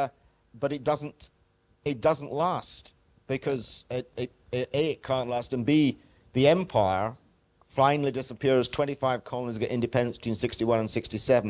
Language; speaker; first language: English; native; English